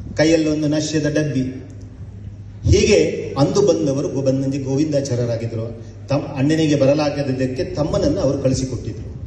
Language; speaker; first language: Kannada; native; Kannada